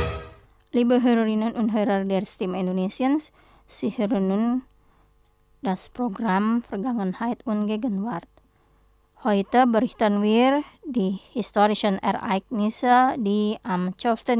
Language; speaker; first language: German; non-native, fluent; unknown